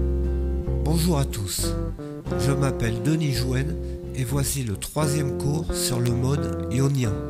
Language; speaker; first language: French; native; French